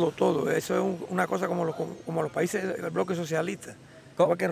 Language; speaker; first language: Spanish; native; Spanish